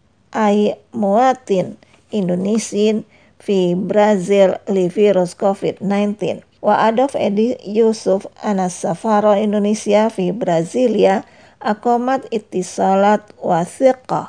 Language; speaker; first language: Arabic; non-native, fluent; Indonesian